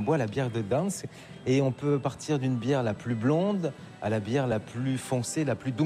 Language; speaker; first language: French; native; French